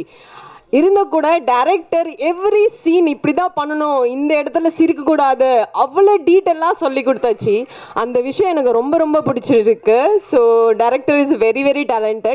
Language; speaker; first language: Tamil; non-native, local second language; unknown